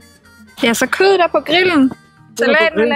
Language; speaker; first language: Danish; native; Danish